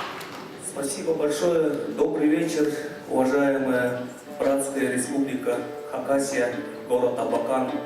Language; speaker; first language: Russian; non-native, local second language; Tuvinian